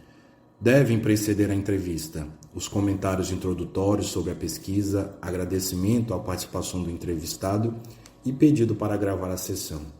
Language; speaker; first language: Portuguese; native; Portuguese